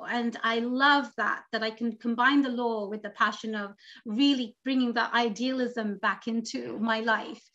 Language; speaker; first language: English; native; English